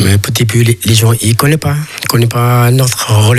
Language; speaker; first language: French; non-native, learner; Chinese